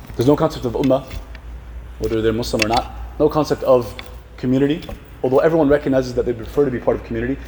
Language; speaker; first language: English; native; English